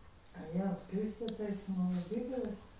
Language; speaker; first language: Latvian; non-native, learner; Russian